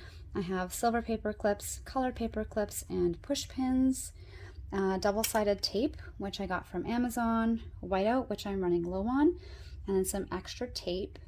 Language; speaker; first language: English; native; English